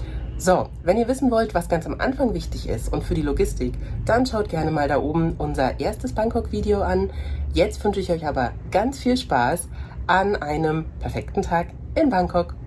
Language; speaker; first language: German; native; German